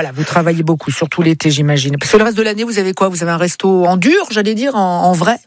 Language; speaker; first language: French; native; French